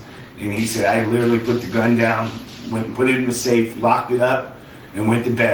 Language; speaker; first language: English; native; English